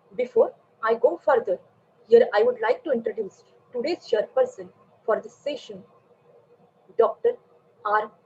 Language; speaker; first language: English; non-native, local second language; Marathi